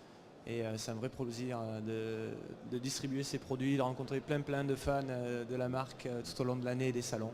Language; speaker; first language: French; native; French